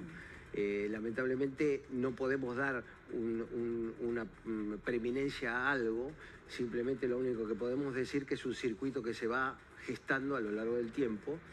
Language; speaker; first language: Spanish; native; Spanish